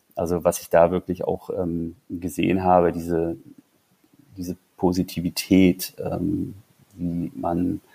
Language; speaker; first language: German; native; German